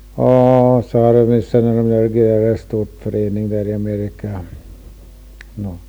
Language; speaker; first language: Norwegian; early bilingual, heritage; Norwegian